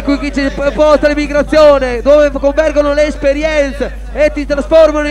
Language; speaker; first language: Italian; native; Italian